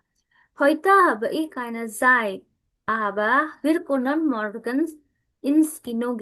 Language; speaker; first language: German; non-native, fluent; Indonesian